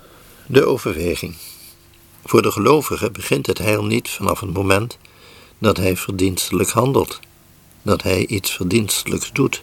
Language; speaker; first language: Dutch; native; Dutch